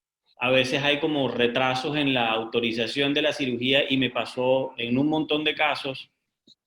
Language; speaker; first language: Spanish; native; Spanish